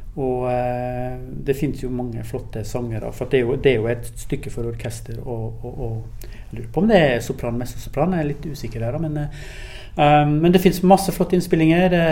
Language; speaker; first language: Norwegian; early bilingual, other home language; English